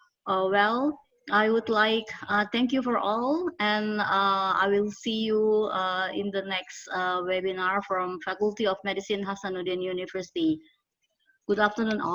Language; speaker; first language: English; non-native, fluent; Indonesian